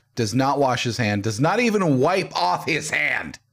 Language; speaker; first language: English; native; English